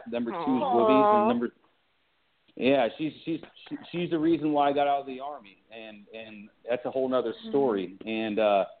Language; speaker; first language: English; native; English